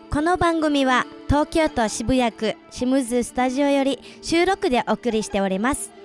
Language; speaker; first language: Japanese; non-native, fluent; Mongolian